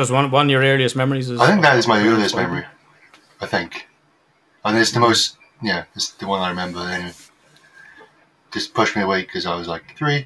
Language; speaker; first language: English; native; English